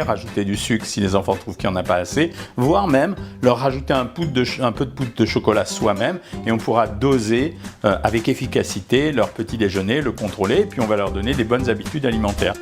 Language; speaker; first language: French; native; French